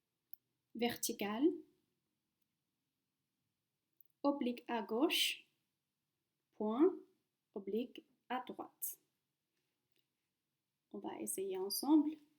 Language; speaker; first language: French; non-native, fluent; Chinese